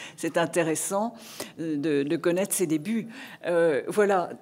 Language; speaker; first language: French; native; French